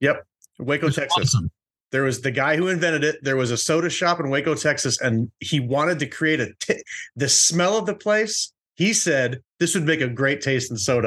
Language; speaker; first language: English; native; English